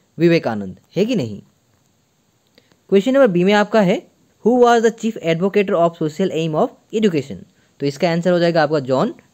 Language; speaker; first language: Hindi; non-native, local second language; Assamese